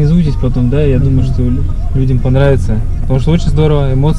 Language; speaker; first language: Russian; native; Russian